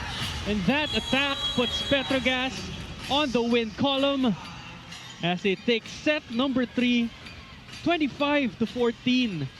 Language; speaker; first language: English; non-native, local second language; Filipino